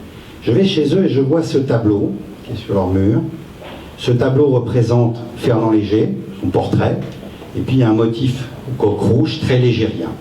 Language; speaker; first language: French; native; French